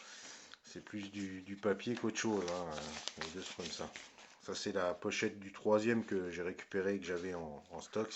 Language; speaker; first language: French; native; French